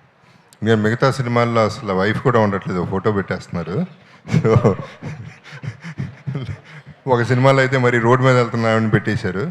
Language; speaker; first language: Telugu; native; Telugu